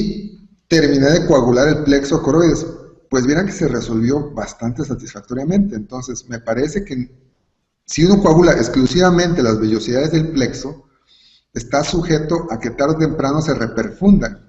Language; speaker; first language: Spanish; native; Spanish